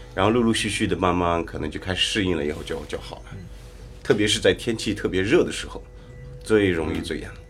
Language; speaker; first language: Chinese; non-native, local second language; Tibetan